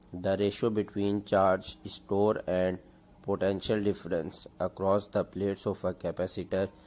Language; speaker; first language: English; non-native, local second language; Urdu